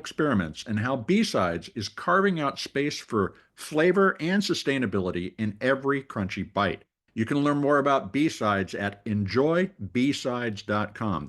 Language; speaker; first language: English; native; English